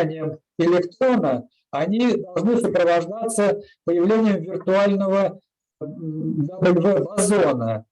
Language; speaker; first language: Russian; native; Russian